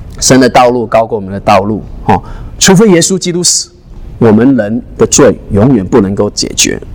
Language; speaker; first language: Chinese; non-native, local second language; Cantonese